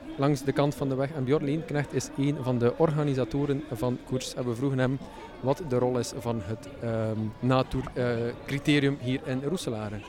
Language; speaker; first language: Dutch; native; Dutch